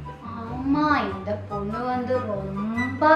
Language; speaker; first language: Tamil; non-native, learner; Malayalam